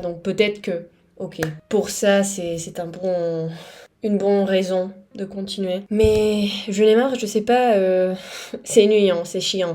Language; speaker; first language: French; non-native, fluent; Spanish